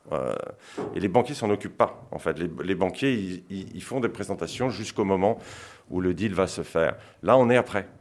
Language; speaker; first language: French; early bilingual, other home language; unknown